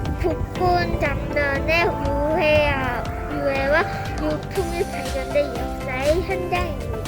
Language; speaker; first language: Korean; native; Korean